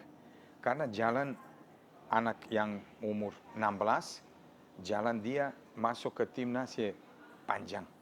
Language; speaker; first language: Indonesian; non-native, fluent; Serbian